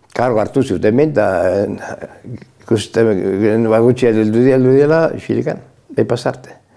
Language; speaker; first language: Basque; native; Basque